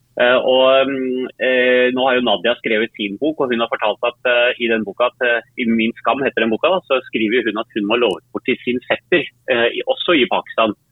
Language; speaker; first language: Norwegian; early bilingual, other home language; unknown